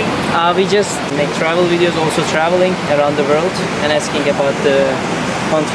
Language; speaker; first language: English; non-native, learner; Turkish